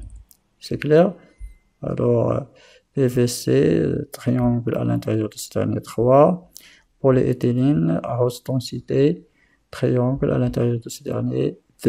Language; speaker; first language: French; non-native, local second language; Arabic